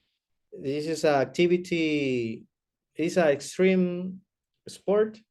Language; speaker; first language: English; non-native, learner; Spanish